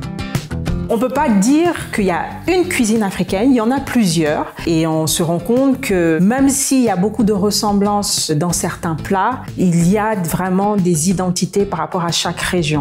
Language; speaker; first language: French; native; French